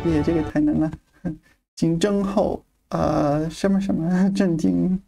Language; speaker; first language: Chinese; non-native, fluent; English